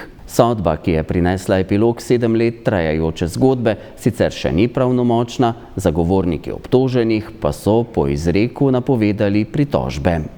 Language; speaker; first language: Slovenian; native; Slovenian